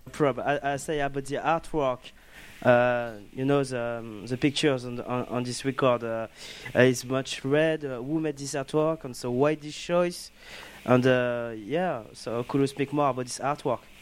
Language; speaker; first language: English; non-native, learner; French